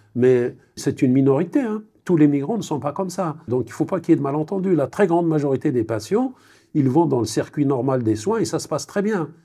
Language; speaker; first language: French; non-native, local second language; Kabyle